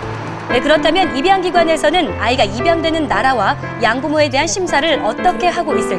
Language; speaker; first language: Korean; native; Korean